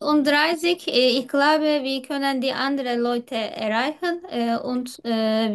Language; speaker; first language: German; non-native, learner; Turkish